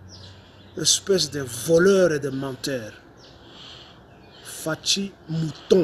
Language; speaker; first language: French; non-native, local second language; Lingala